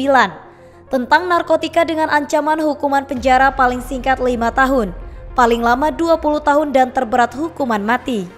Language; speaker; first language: Indonesian; native; Indonesian